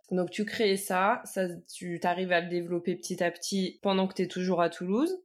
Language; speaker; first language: French; native; French